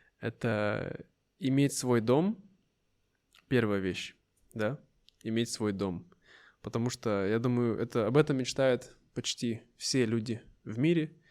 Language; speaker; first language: Russian; native; Russian